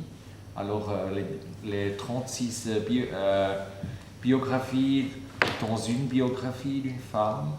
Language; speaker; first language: French; non-native, fluent; German